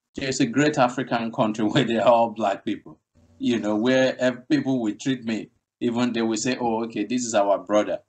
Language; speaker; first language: English; non-native, local second language; Igbo